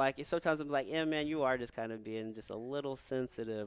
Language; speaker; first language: English; native; English